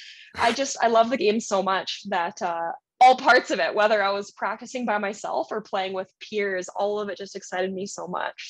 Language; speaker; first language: English; native; English